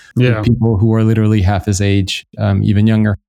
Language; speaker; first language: English; native; English